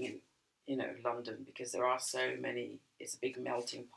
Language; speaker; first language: English; native; English